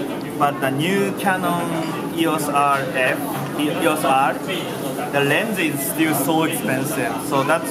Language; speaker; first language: English; non-native, learner; Japanese